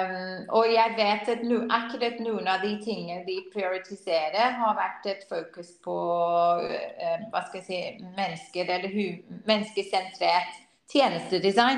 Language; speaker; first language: Norwegian; non-native, fluent; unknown